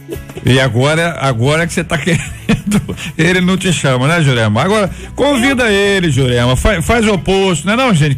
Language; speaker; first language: Portuguese; native; Portuguese